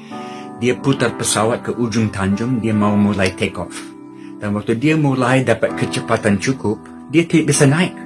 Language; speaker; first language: Indonesian; non-native, fluent; English